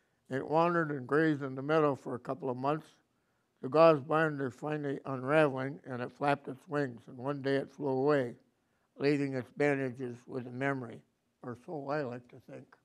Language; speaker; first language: English; native; English